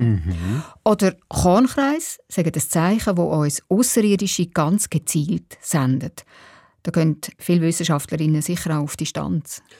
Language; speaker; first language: German; native; German